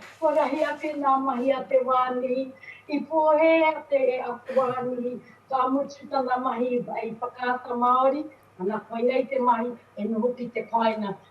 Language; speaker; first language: Māori; native; Māori